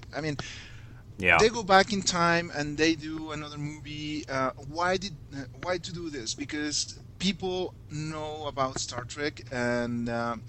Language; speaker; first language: English; non-native, fluent; Spanish